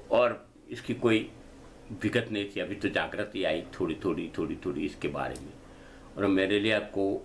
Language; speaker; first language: Hindi; non-native, local second language; Gujarati